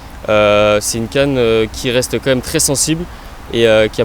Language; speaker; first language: French; native; French